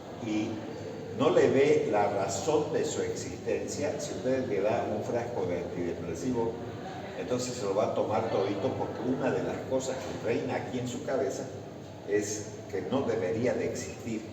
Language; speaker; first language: Spanish; native; Spanish